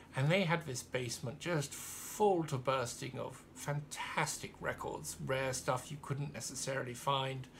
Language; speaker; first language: English; native; English